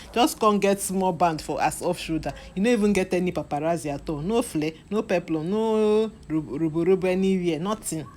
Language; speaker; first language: Nigerian Pidgin; non-native, local second language; Igbo